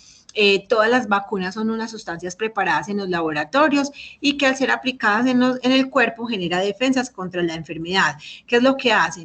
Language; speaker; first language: Spanish; native; Spanish